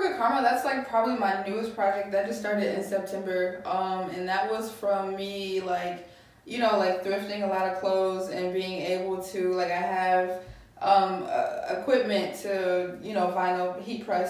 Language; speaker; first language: English; native; English